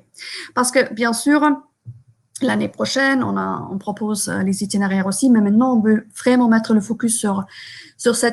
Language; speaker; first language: French; non-native, fluent; German